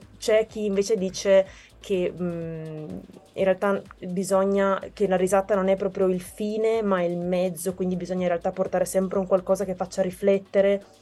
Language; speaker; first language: Italian; native; Italian